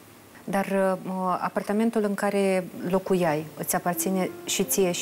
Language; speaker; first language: Romanian; native; Romanian